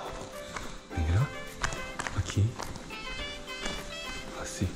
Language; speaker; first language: Spanish; non-native, learner; Japanese